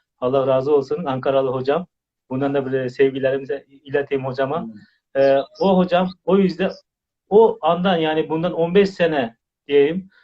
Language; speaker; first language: Turkish; non-native, fluent; Uzbek